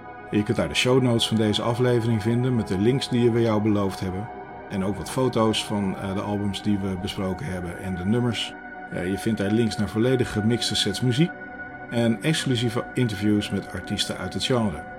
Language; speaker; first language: Dutch; native; Dutch